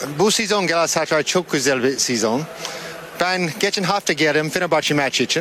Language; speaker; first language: Turkish; non-native, learner; English